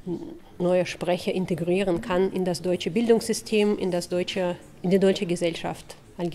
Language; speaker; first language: German; non-native, fluent; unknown